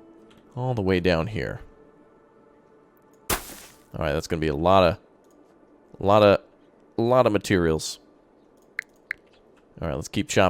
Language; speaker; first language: English; native; English